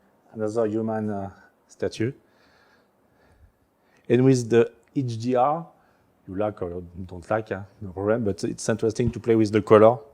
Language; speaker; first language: English; non-native, learner; French